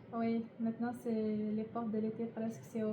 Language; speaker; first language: French; non-native, learner; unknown